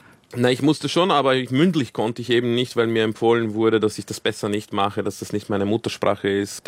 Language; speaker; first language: German; early bilingual, other home language; Croatian